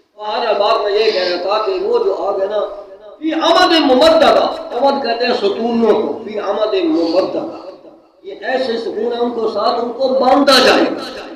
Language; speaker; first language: Urdu; non-native, local second language; Punjabi